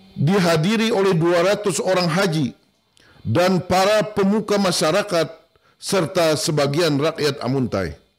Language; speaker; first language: Indonesian; non-native, local second language; Banjar